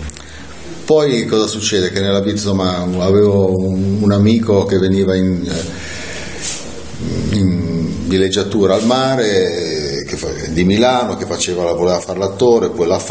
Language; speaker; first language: Italian; native; Italian